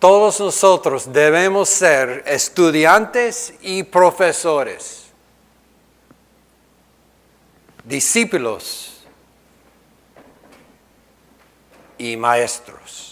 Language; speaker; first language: Spanish; non-native, fluent; English